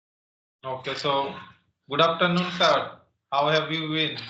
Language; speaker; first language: English; non-native, local second language; Santali